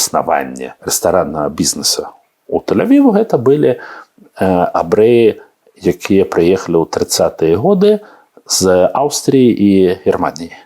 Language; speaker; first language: Belarusian; non-native, learner; Russian